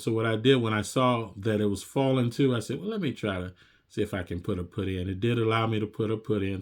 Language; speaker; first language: English; native; English